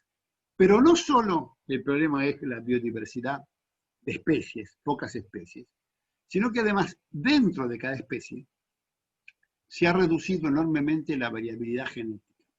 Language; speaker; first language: Spanish; native; Spanish